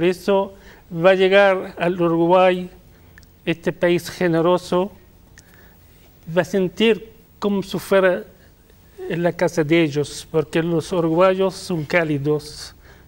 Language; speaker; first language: Spanish; non-native, fluent; Arabic